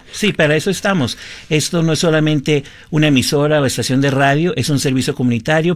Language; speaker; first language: Spanish; early bilingual, heritage; Spanish